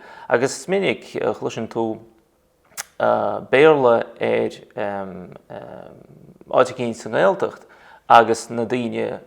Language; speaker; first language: Irish; non-native, fluent; Russian